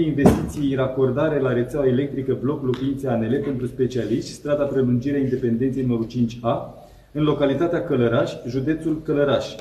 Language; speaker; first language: Romanian; native; Romanian